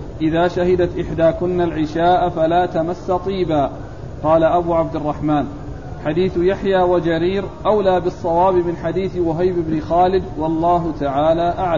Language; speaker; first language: Arabic; native; Arabic